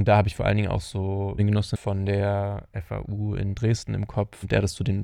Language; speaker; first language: German; native; German